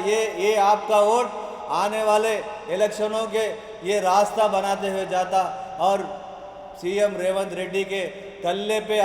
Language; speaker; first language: Hindi; non-native, local second language; Telugu